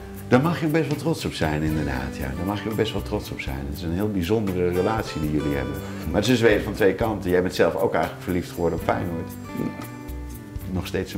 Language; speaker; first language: Dutch; native; Dutch